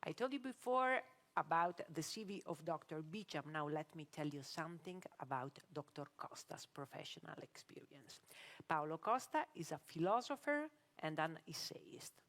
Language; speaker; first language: English; non-native, fluent; Italian